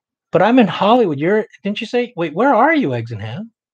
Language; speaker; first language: English; native; English